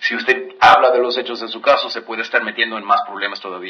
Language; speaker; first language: Spanish; native; Spanish